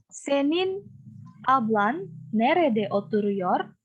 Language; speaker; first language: Turkish; non-native, fluent; Indonesian